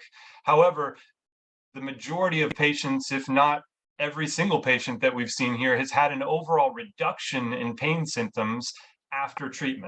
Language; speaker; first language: English; native; English